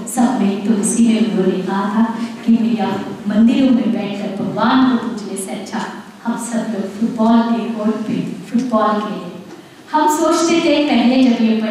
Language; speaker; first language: Hindi; native; Hindi